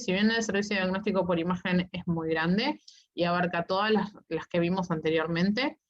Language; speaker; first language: Spanish; native; Spanish